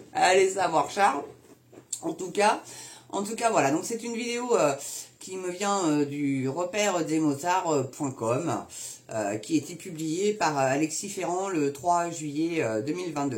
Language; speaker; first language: French; native; French